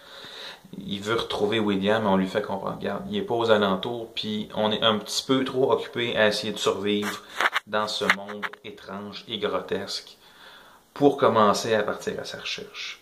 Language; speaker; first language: French; native; French